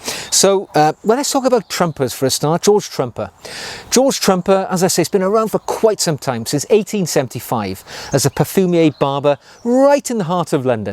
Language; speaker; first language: English; native; English